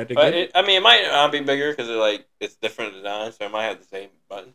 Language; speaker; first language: English; native; English